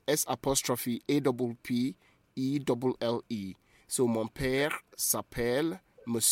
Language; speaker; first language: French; non-native, fluent; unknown